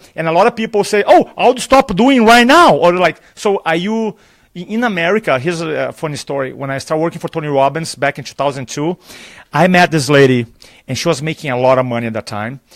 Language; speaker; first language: English; non-native, fluent; Portuguese